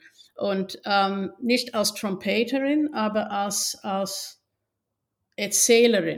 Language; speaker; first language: German; non-native, fluent; English